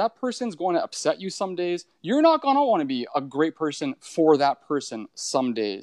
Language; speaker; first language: English; native; English